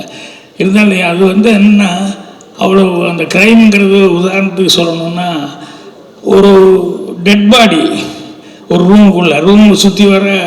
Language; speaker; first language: Tamil; native; Tamil